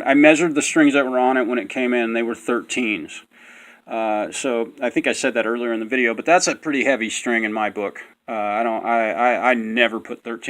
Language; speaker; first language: English; native; English